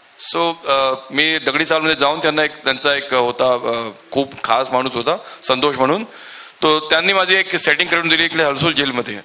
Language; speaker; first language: Marathi; non-native, local second language; Urdu